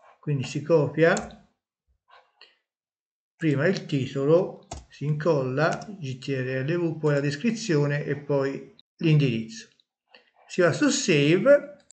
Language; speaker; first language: Italian; native; Italian